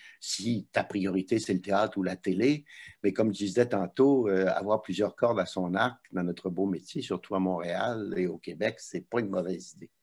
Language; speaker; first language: French; native; French